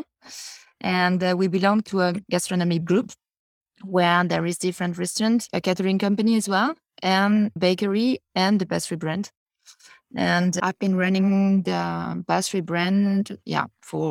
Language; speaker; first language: English; non-native, fluent; French